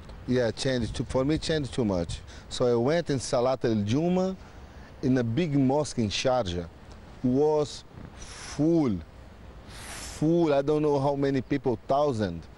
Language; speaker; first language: English; non-native, learner; Portuguese